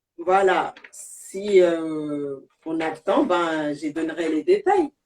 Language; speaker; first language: French; non-native, local second language; Bambara